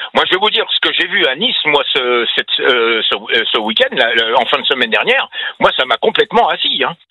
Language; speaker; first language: French; native; French